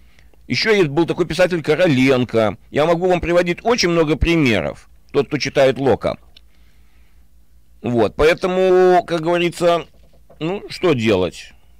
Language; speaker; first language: Russian; native; Russian